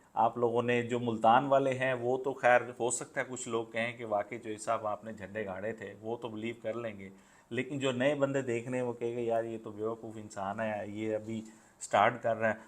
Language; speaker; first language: Urdu; non-native, local second language; Punjabi